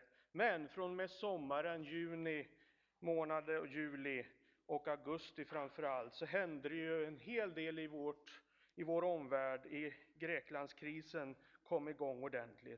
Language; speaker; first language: Swedish; native; Swedish